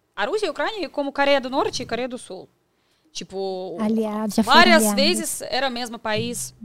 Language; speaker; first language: Portuguese; non-native, fluent; Russian